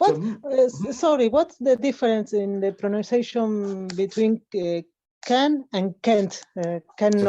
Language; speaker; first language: English; non-native, learner; Spanish